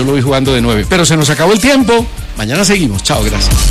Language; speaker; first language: Spanish; native; Spanish